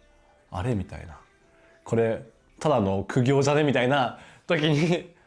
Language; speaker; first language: Japanese; native; Japanese